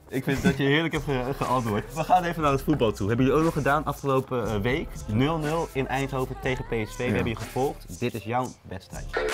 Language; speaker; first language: Dutch; native; Dutch